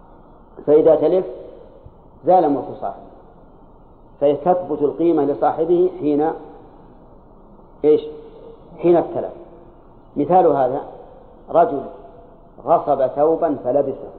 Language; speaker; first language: Arabic; native; Arabic